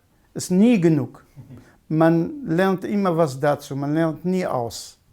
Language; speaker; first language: German; non-native, fluent; Kurdish